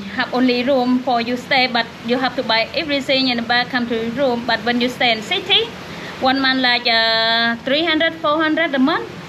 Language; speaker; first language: English; non-native, learner; Khmer